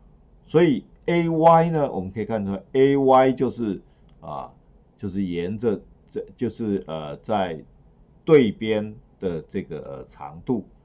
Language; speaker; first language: Chinese; native; Chinese